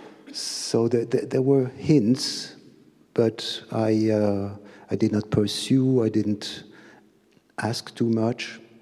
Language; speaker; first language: English; non-native, fluent; French